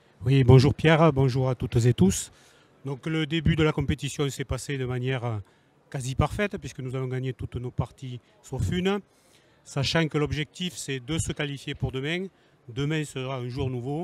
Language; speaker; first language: French; native; French